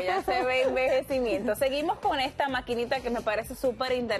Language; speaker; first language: Spanish; native; Spanish